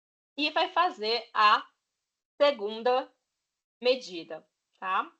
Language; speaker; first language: Portuguese; native; Portuguese